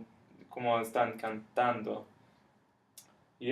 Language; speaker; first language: Spanish; non-native, fluent; English